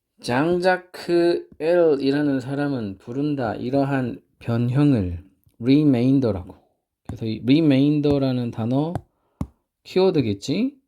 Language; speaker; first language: Korean; native; Korean